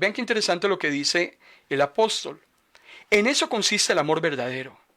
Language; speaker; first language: Spanish; native; Spanish